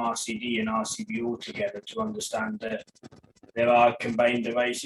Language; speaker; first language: English; native; English